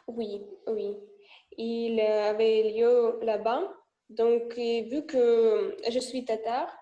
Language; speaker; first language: French; non-native, learner; Russian